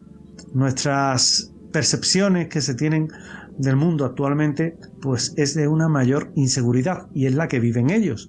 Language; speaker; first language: Spanish; native; Spanish